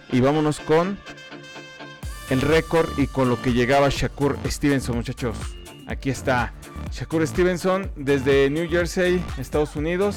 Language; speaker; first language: Spanish; native; Spanish